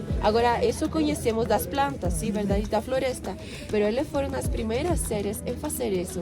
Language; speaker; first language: Portuguese; non-native, fluent; Spanish